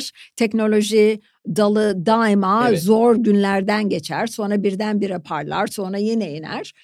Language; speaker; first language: Turkish; native; Turkish